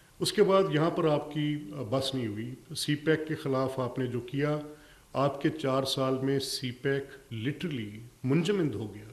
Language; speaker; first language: Urdu; non-native, local second language; Punjabi